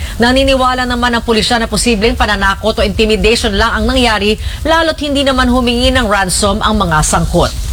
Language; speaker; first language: Filipino; native; Filipino